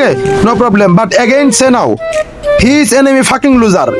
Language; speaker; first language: English; non-native, learner; Bangla